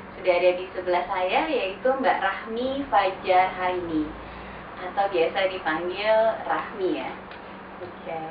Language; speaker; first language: Indonesian; native; Indonesian